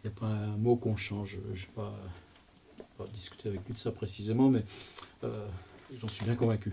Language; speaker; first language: French; native; French